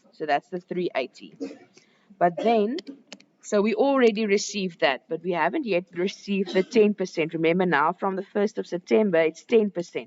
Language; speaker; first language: English; non-native, local second language; Afrikaans